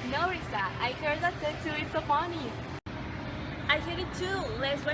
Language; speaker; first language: English; non-native, learner; Spanish